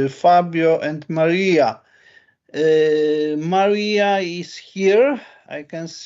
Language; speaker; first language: English; non-native, learner; Polish